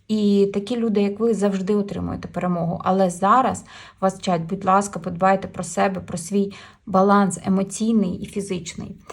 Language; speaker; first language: Ukrainian; non-native, local second language; Russian